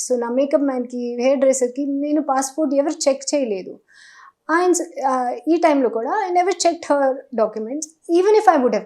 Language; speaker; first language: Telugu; non-native, local second language; Hindi